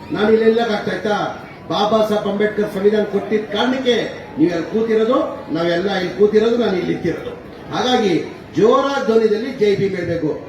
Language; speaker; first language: Kannada; non-native, local second language; Urdu